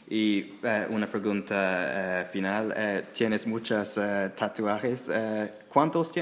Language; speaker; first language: Spanish; non-native, learner; English